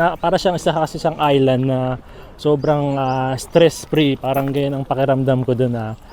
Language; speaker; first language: Filipino; native; Filipino